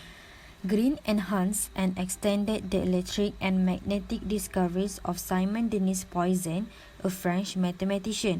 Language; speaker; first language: English; non-native, local second language; Malay